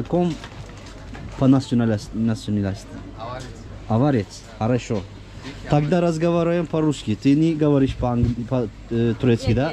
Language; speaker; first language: Russian; non-native, learner; Turkish